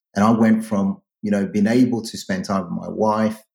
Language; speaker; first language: English; native; English